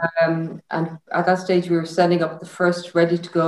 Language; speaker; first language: English; native; English